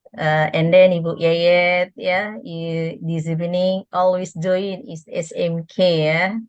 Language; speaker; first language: English; non-native, learner; Indonesian